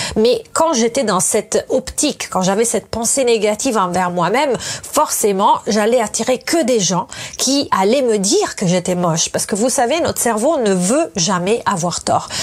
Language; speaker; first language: French; non-native, fluent; Italian